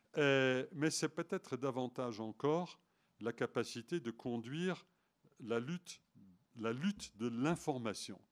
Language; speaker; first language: French; native; French